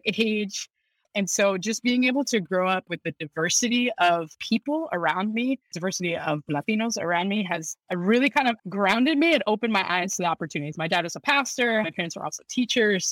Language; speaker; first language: English; native; English